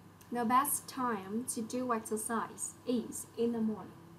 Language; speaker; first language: English; non-native, fluent; Vietnamese